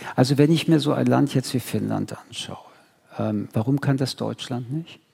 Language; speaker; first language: German; early bilingual, other home language; French